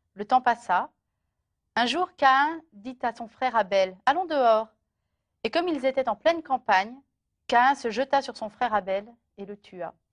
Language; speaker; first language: French; native; French